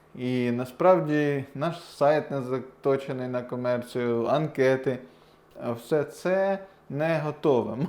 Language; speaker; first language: Ukrainian; non-native, local second language; Russian